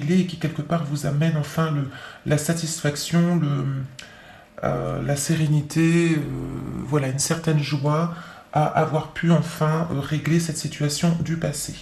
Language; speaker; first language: French; native; French